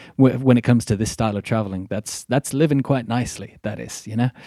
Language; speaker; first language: English; native; English